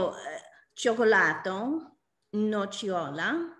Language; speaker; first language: Italian; non-native, learner; English